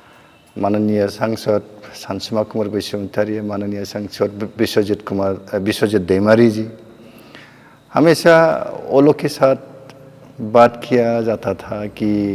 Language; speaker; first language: Hindi; non-native, local second language; Bodo